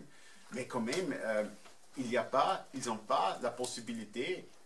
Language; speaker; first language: French; non-native, fluent; German